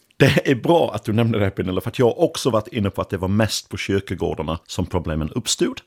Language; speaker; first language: Swedish; non-native, fluent; English